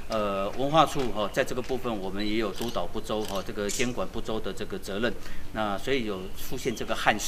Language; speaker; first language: Chinese; native; Chinese